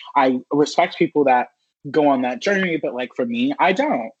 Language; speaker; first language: English; native; English